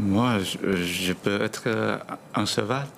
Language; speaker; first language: French; non-native, learner; Vietnamese